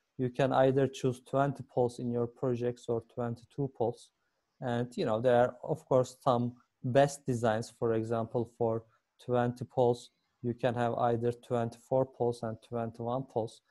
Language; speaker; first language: English; non-native, fluent; Turkish